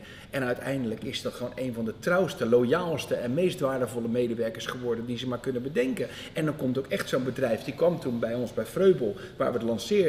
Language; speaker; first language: Dutch; native; Dutch